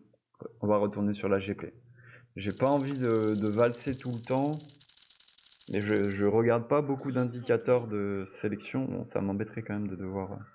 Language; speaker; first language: French; native; French